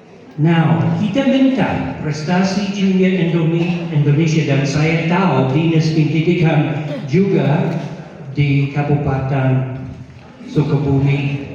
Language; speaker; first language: Indonesian; non-native, fluent; English